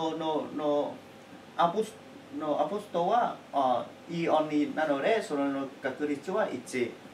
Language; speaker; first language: Japanese; non-native, learner; Chinese